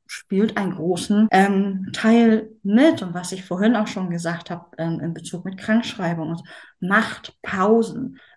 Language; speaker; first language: German; native; German